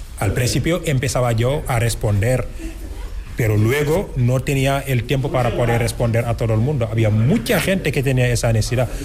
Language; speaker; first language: Spanish; non-native, fluent; Wolof